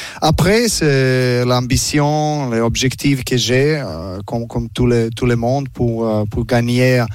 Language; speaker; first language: French; non-native, learner; Serbian